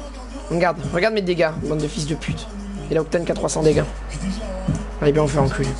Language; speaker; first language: French; native; French